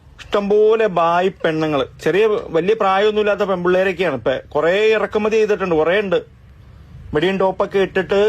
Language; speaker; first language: Malayalam; native; Malayalam